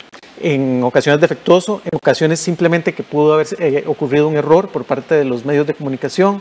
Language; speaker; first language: Spanish; native; Spanish